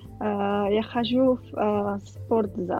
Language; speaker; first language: Russian; non-native, learner; Czech